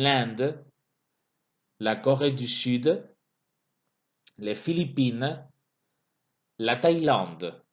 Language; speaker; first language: French; non-native, fluent; Spanish